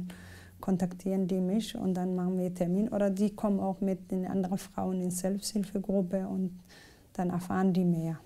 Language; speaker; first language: German; non-native, learner; Somali